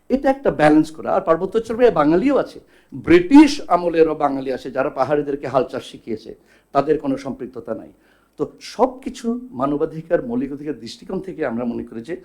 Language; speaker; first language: Bangla; non-native, local second language; Chakma